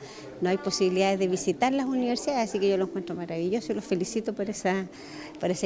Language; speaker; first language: Spanish; native; Spanish